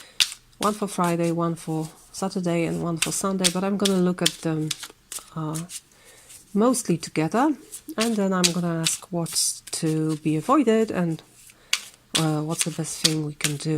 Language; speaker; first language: English; non-native, fluent; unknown